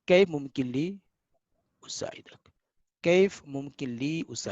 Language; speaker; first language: Arabic; non-native, fluent; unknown